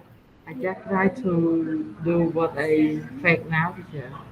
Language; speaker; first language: English; non-native, learner; Khmer